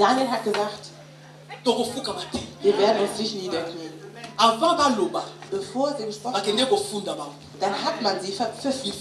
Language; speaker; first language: German; non-native, fluent; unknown